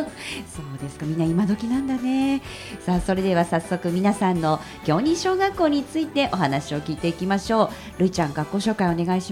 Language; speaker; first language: Japanese; native; Japanese